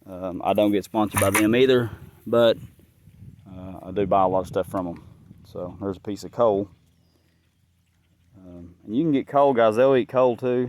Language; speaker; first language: English; native; English